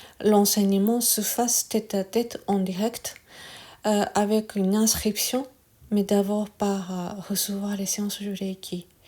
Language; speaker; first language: French; non-native, fluent; Japanese